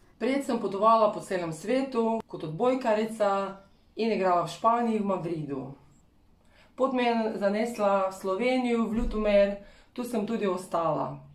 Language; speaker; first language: Slovenian; non-native, fluent; Ukrainian